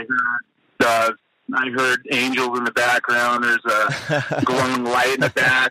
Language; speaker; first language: English; native; English